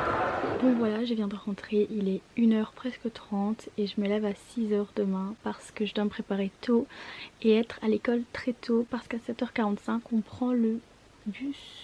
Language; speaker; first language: French; native; French